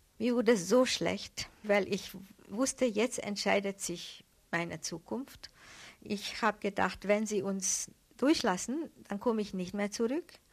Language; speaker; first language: German; non-native, fluent; Hungarian